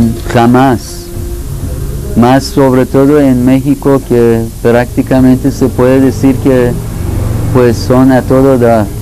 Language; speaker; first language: Spanish; non-native, fluent; Persian